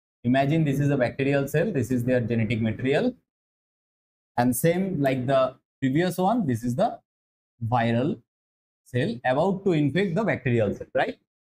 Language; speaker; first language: English; non-native, local second language; Bangla